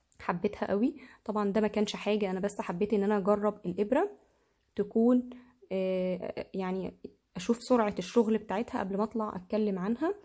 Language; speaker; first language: Arabic; native; Arabic